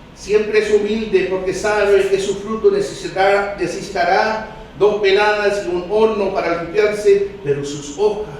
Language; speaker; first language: Spanish; early bilingual, heritage; Spanish